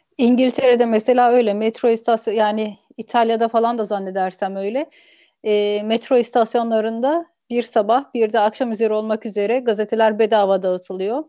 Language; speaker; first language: Turkish; early bilingual, heritage; Turkish